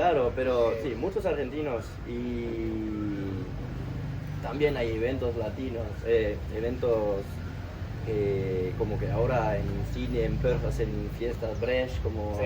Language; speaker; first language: Spanish; non-native, fluent; French